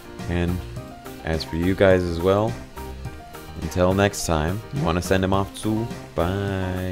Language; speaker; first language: English; native; English